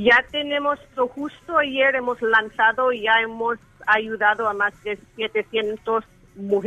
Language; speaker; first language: Spanish; early bilingual, heritage; English